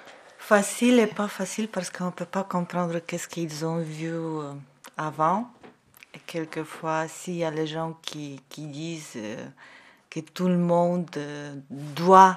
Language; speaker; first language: French; non-native, learner; Ukrainian